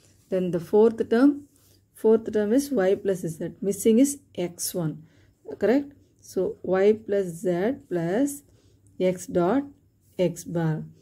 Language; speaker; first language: English; non-native, local second language; Tamil